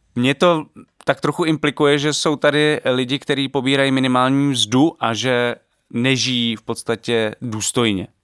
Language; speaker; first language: Czech; native; Czech